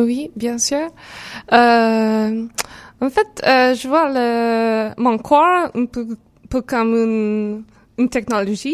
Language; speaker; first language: French; non-native, learner; English